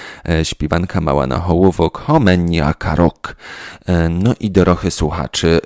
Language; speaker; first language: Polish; non-native, local second language; Rusyn